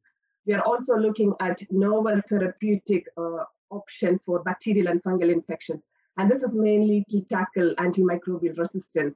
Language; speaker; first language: English; non-native, local second language; Malayalam